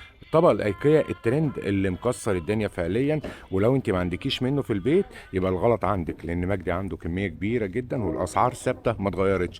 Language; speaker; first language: Arabic; native; Arabic